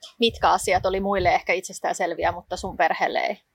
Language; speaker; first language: Finnish; native; Finnish